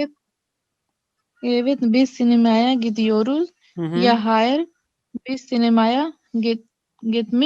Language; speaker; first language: Turkish; non-native, learner; Urdu